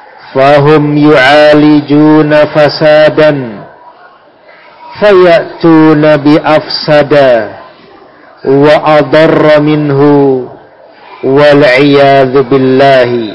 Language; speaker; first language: Arabic; non-native, fluent; Indonesian